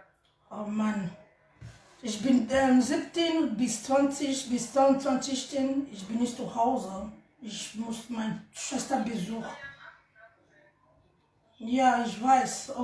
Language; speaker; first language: German; non-native, learner; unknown